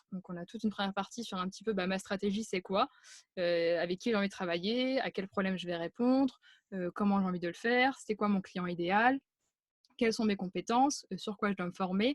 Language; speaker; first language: French; native; French